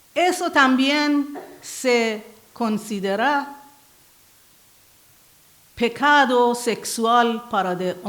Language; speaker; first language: Spanish; non-native, learner; Persian